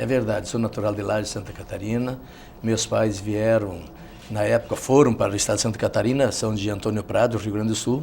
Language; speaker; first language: Portuguese; native; Portuguese